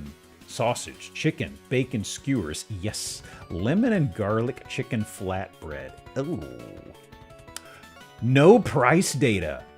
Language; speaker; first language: English; native; English